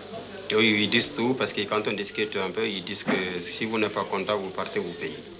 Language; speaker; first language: French; non-native, learner; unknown